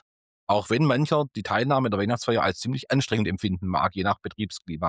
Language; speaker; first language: German; native; German